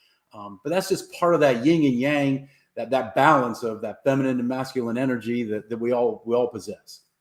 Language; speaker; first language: English; native; English